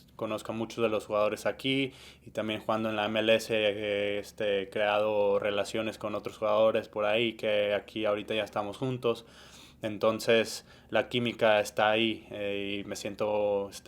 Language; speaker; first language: Spanish; early bilingual, heritage; Spanish